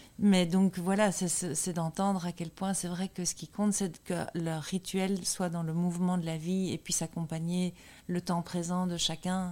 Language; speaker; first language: French; native; French